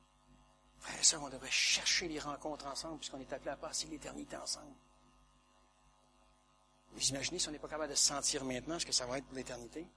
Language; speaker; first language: French; native; French